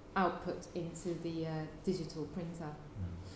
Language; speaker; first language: English; non-native, fluent; Japanese